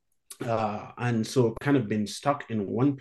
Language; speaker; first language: English; non-native, local second language; Hausa